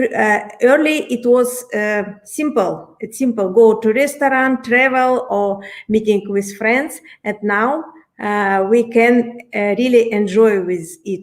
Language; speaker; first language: English; non-native, learner; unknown